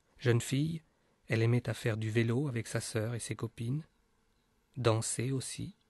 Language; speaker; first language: French; native; French